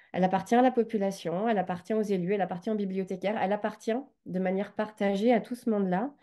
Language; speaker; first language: French; native; French